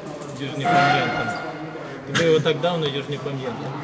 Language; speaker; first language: Polish; non-native, learner; Ukrainian